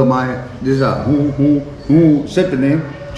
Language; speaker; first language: English; non-native, learner; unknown